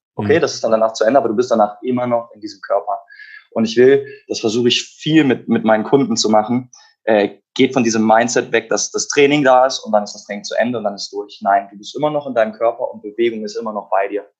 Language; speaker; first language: German; native; German